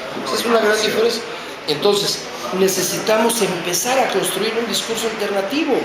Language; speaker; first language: Spanish; native; Spanish